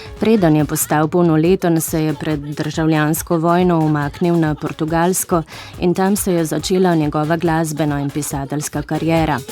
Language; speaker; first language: Slovenian; native; Slovenian